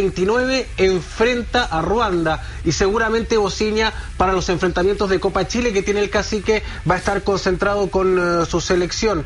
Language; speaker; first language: Spanish; native; Spanish